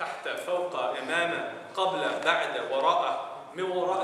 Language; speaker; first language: Arabic; non-native, fluent; English